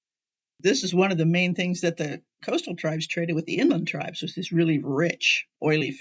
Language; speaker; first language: English; native; English